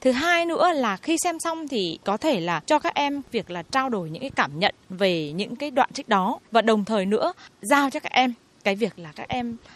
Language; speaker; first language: Vietnamese; native; Vietnamese